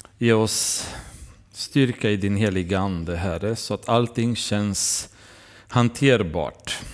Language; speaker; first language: Swedish; non-native, fluent; Romanian